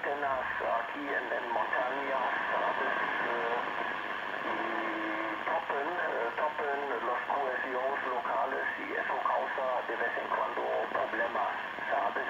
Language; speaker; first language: Spanish; non-native, learner; German